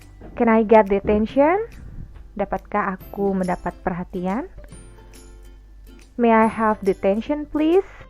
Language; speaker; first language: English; non-native, fluent; Indonesian